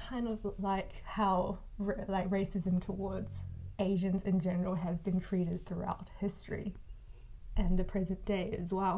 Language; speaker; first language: English; native; English